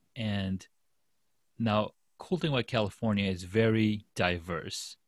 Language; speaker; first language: English; non-native, fluent; Urdu